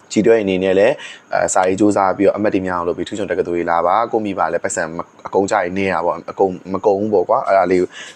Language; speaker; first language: Burmese; native; Burmese